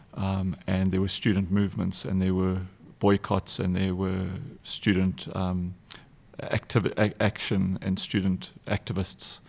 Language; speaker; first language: English; native; English